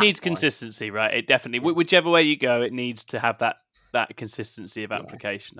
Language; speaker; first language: English; native; English